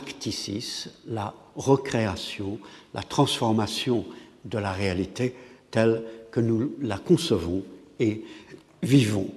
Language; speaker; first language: French; non-native, fluent; English